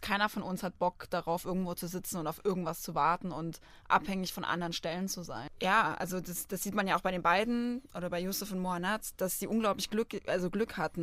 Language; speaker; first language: German; native; German